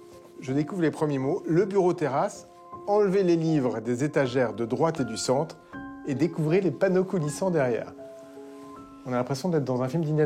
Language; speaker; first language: French; native; French